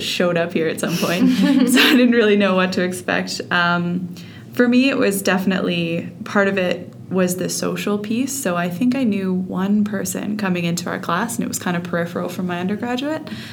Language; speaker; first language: English; native; English